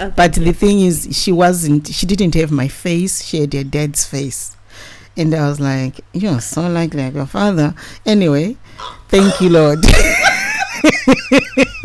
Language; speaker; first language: English; non-native, local second language; Shona